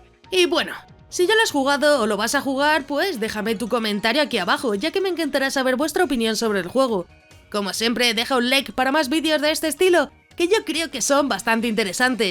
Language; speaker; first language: Spanish; native; Spanish